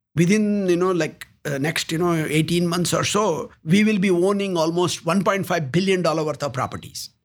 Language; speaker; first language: English; non-native, local second language; Kannada